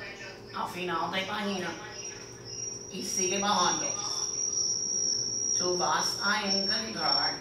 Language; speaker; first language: Spanish; non-native, fluent; English